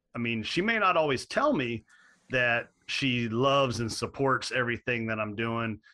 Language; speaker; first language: English; native; English